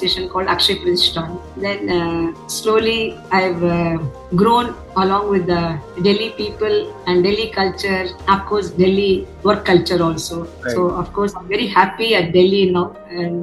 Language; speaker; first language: English; non-native, local second language; Tamil